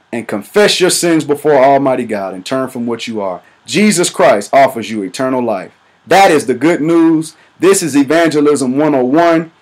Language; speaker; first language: English; native; English